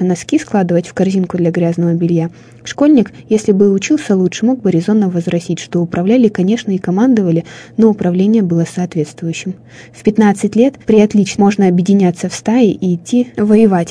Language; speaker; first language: Russian; native; Russian